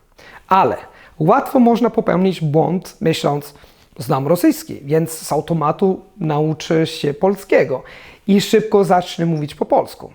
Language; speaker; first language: Polish; non-native, fluent; Italian